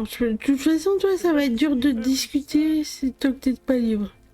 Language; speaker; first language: French; native; French